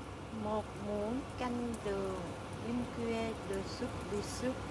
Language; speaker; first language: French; non-native, learner; Vietnamese